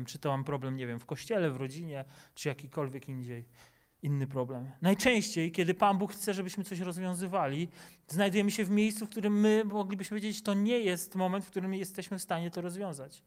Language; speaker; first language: Polish; native; Polish